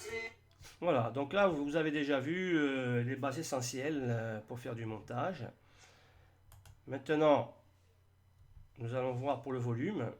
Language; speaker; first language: French; native; French